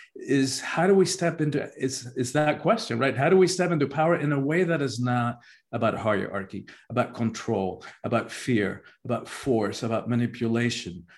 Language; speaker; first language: English; early bilingual, other home language; Spanish